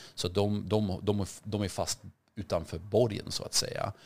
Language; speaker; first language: Swedish; early bilingual, other home language; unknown